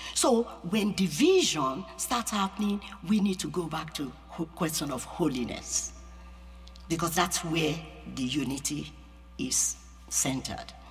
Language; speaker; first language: English; non-native, local second language; Yoruba